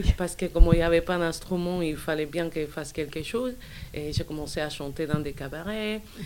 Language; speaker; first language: French; non-native, fluent; Spanish